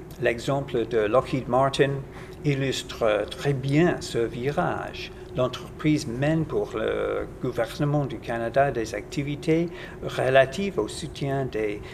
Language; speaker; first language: French; non-native, learner; English